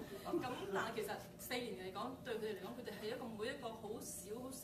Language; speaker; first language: Cantonese; early bilingual, other home language; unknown